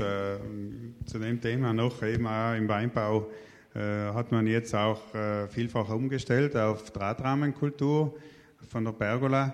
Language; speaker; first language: German; native; German